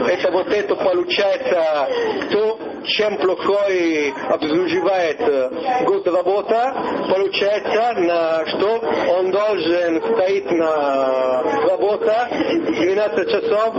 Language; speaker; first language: Russian; non-native, learner; Italian